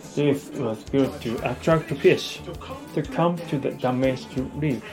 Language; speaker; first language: English; non-native, learner; Japanese